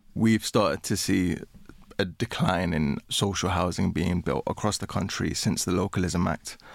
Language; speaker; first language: English; native; English